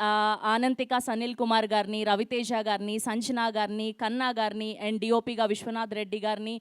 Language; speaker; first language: Telugu; native; Telugu